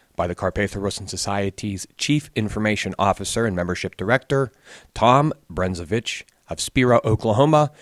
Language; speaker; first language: English; native; English